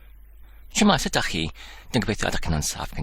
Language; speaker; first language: Welsh; non-native, learner; English